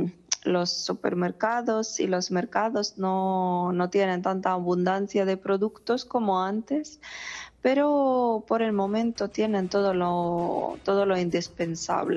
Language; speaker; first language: Spanish; non-native, fluent; Ukrainian